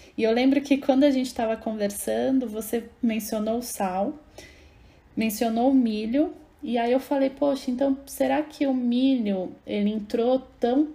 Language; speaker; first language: Portuguese; native; Portuguese